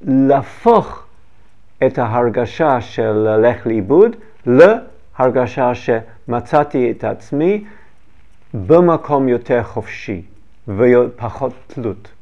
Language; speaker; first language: Hebrew; non-native, learner; English